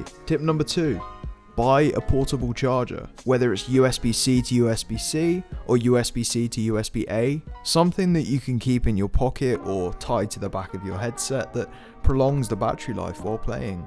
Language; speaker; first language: English; native; English